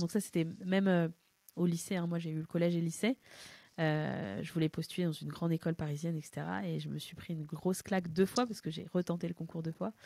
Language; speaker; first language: French; native; French